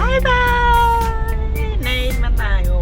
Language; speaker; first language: Korean; non-native, learner; Lao